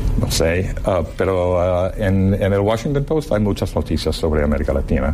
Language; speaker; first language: Spanish; non-native, fluent; English